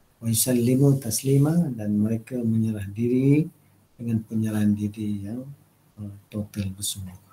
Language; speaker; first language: Malay; native; Malay